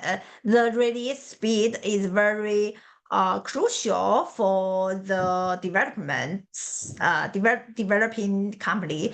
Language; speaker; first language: English; non-native, learner; Chinese